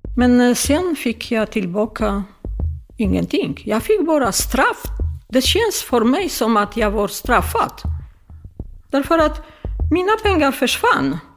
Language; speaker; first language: Swedish; non-native, fluent; Polish